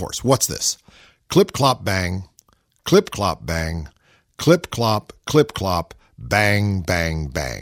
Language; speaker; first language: English; native; English